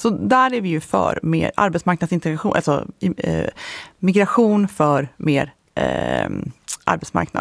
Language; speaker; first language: Swedish; native; Swedish